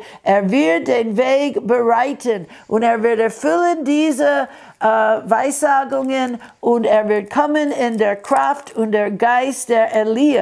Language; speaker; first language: German; non-native, fluent; English